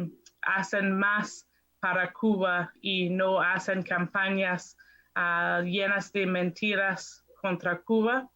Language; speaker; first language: Spanish; non-native, fluent; English